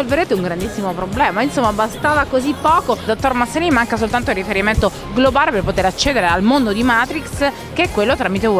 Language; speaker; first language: Italian; native; Italian